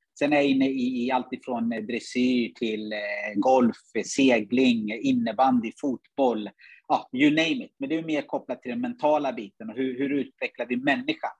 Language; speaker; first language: Swedish; early bilingual, other home language; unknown